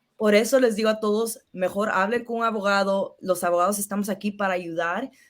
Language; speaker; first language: Spanish; early bilingual, heritage; Spanish